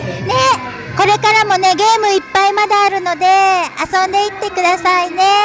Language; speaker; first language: Japanese; native; Japanese